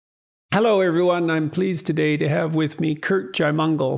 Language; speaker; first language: English; native; English